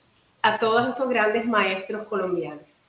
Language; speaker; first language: Spanish; native; Spanish